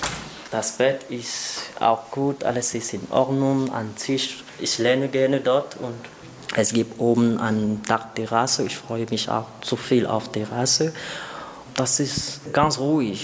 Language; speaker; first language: German; non-native, learner; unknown